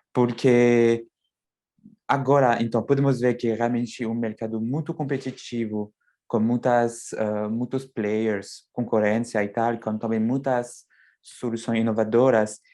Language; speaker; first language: Portuguese; non-native, fluent; French